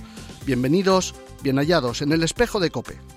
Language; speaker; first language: Spanish; native; Spanish